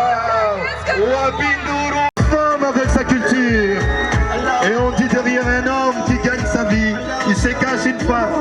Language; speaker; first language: French; non-native, local second language; Rundi